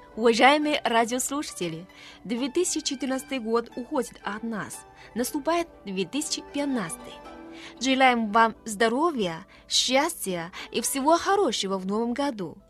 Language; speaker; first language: Russian; non-native, fluent; Chinese